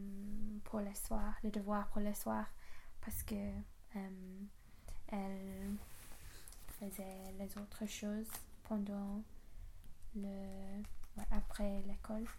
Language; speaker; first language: French; non-native, learner; English